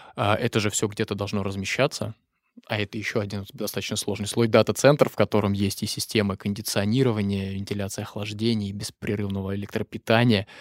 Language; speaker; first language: Russian; native; Russian